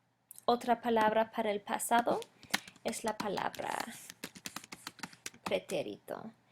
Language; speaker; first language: Spanish; non-native, fluent; English